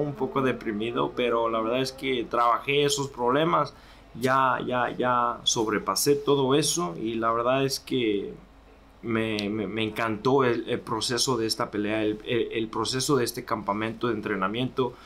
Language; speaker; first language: Spanish; early bilingual, heritage; Spanish